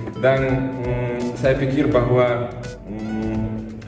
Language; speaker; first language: Indonesian; non-native, fluent; Russian